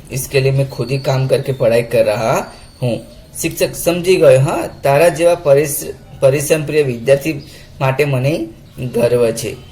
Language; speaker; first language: Hindi; non-native, local second language; Gujarati